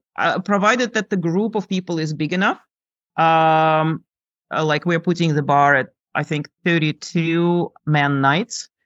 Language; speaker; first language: English; non-native, fluent; Lithuanian